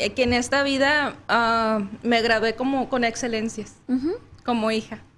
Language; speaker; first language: Spanish; native; Spanish